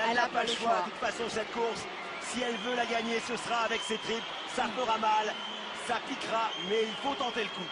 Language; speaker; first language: French; native; French